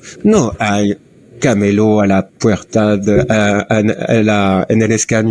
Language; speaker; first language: Spanish; non-native, learner; French